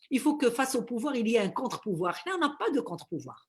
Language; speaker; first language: French; non-native, local second language; Arabic